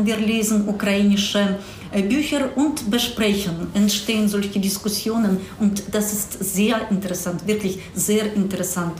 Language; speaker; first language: German; non-native, fluent; Russian